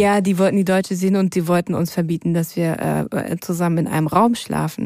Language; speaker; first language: German; non-native, fluent; Arabic